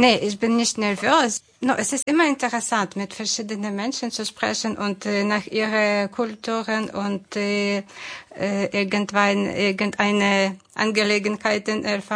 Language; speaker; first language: German; non-native, fluent; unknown